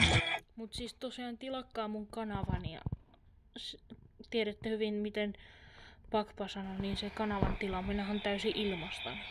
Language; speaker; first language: Finnish; native; Finnish